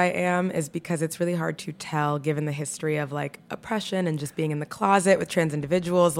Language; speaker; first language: English; native; English